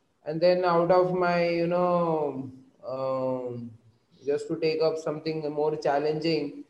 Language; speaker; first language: English; non-native, local second language; Marathi